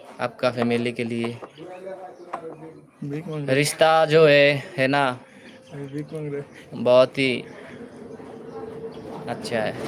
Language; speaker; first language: Hindi; non-native, learner; Bangla